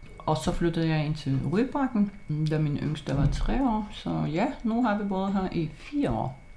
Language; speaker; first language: Danish; non-native, fluent; Lithuanian